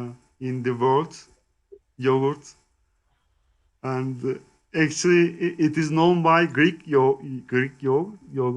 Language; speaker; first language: English; non-native, learner; Turkish